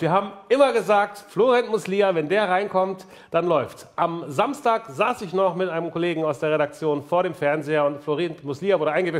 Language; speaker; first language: German; native; German